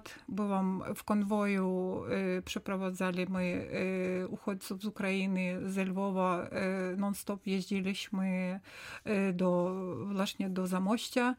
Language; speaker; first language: Polish; non-native, learner; Ukrainian